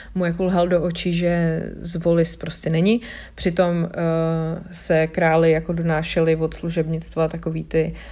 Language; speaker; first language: Czech; native; Czech